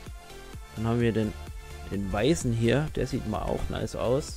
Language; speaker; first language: German; native; German